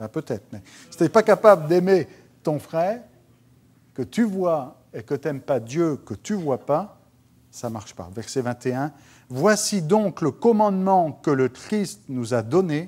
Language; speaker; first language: French; native; French